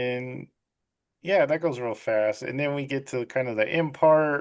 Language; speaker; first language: English; native; English